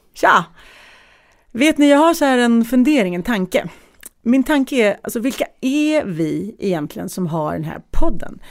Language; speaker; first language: Swedish; early bilingual, other home language; Russian